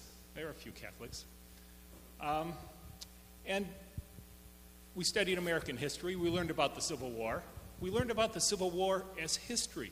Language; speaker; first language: English; native; English